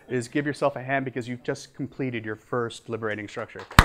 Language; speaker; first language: English; native; English